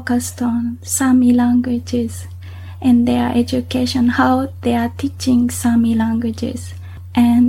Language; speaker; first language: English; non-native, fluent; Japanese